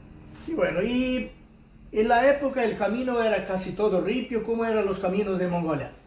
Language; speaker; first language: Spanish; non-native, fluent; Portuguese